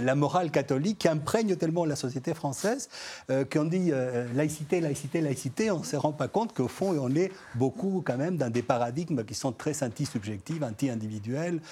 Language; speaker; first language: French; non-native, fluent; Spanish